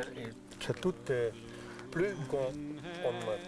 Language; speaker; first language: French; non-native, learner; Dutch